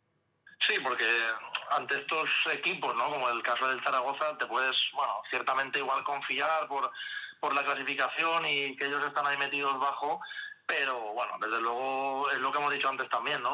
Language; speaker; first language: Spanish; native; Spanish